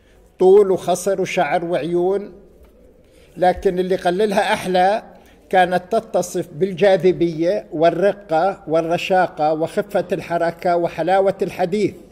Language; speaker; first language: Arabic; native; Arabic